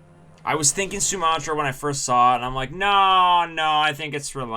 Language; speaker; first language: English; native; English